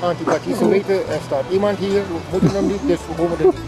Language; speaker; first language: Dutch; native; Dutch